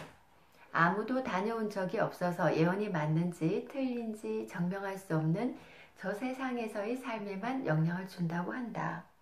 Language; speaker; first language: Korean; native; Korean